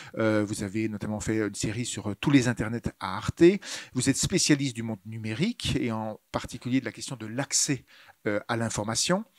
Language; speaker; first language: French; native; French